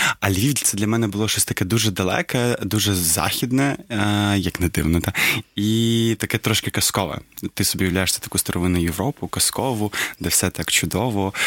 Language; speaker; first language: Ukrainian; non-native, local second language; Crimean Tatar